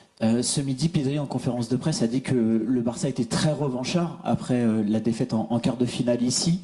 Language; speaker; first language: French; native; French